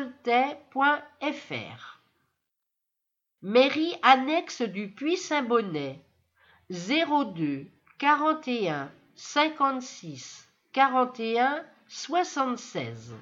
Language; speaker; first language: French; native; French